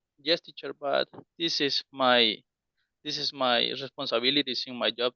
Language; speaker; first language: English; non-native, learner; Spanish